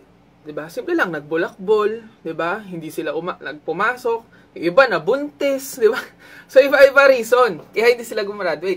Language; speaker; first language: Filipino; native; Filipino